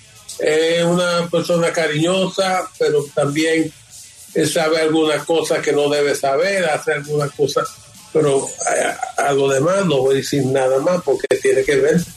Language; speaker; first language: Spanish; early bilingual, heritage; Spanish